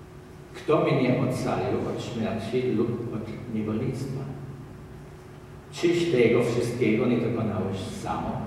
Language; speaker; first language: Polish; non-native, learner; German